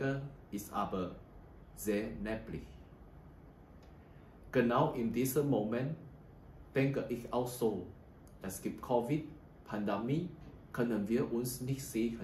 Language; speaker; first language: German; non-native, learner; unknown